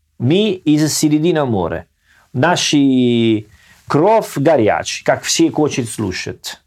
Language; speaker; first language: Russian; non-native, learner; Italian